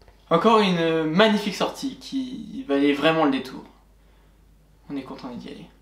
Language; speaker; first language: French; native; French